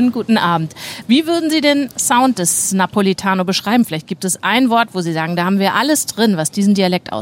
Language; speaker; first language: German; native; German